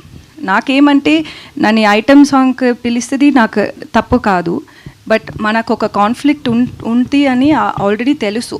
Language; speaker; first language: Telugu; non-native, learner; Tamil